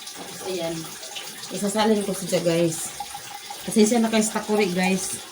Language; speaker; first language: Filipino; non-native, local second language; Cebuano